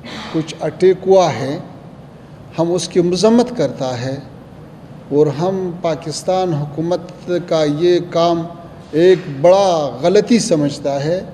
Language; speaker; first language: Hindi; non-native, fluent; Pashto